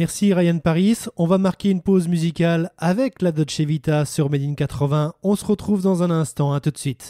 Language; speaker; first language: French; native; French